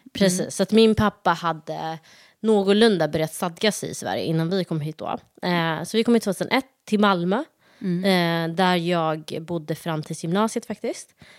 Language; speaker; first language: Swedish; early bilingual, other home language; Somali